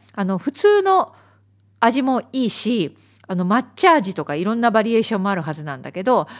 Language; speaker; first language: Japanese; native; Japanese